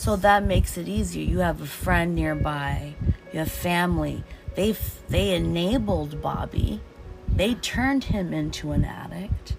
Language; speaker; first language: English; early bilingual, other home language; Portuguese